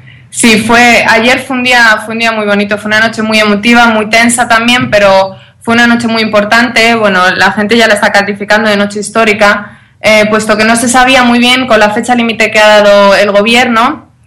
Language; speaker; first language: Spanish; native; Spanish